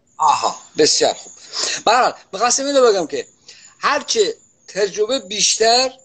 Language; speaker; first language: Persian; non-native, local second language; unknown